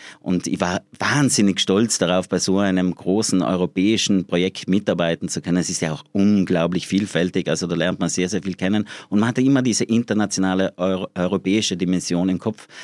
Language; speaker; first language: German; native; German